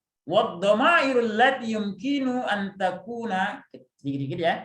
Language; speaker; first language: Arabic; non-native, fluent; Indonesian